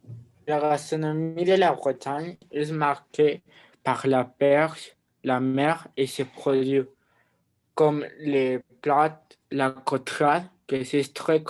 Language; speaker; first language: French; non-native, learner; Spanish